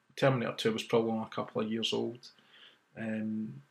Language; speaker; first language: English; native; English